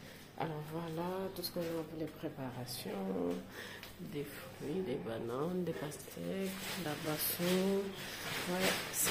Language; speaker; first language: French; non-native, local second language; Wolof